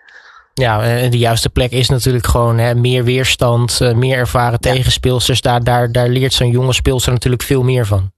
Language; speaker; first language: Dutch; native; Dutch